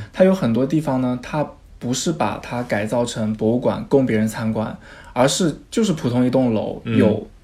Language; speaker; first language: Chinese; native; Chinese